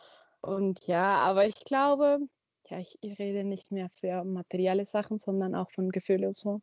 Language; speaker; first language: German; non-native, learner; Spanish